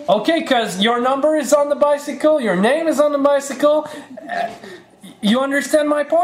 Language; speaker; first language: English; non-native, learner; French